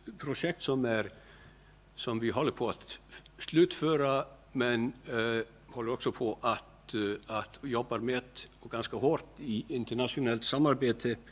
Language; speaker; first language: Swedish; non-native, fluent; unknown